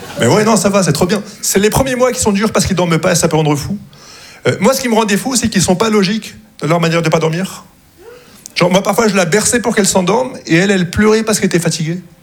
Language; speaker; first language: French; early bilingual, other home language; Arabic